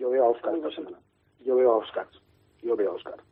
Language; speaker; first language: Spanish; native; Spanish